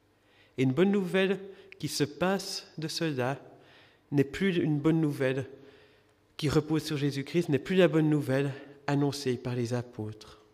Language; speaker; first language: French; native; French